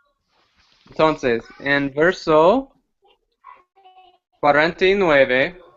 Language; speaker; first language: Spanish; non-native, fluent; English